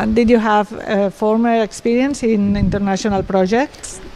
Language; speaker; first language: English; non-native, fluent; Catalan